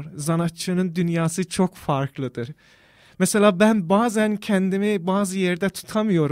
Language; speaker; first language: Turkish; non-native, fluent; Persian